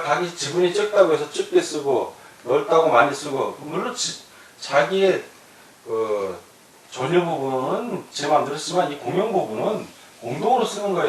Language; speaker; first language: Korean; native; Korean